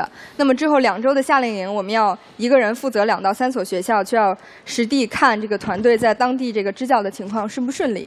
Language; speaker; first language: Chinese; native; Chinese